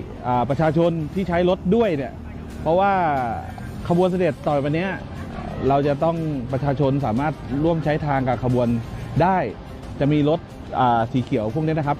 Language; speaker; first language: Thai; native; Thai